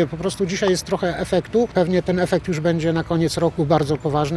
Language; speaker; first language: Polish; native; Polish